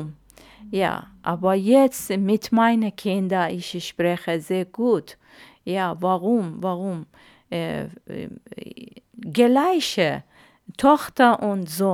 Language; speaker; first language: German; non-native, learner; Arabic